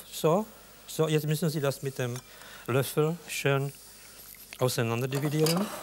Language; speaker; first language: German; non-native, fluent; Czech